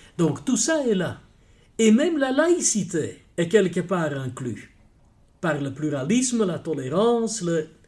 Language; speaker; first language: French; non-native, local second language; Dutch